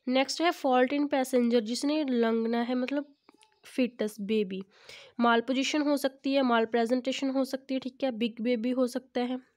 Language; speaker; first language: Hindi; non-native, local second language; Punjabi